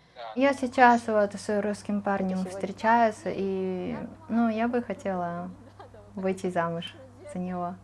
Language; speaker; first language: Russian; non-native, fluent; Japanese